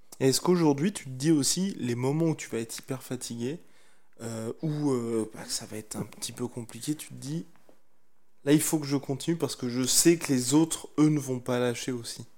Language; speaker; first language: French; native; French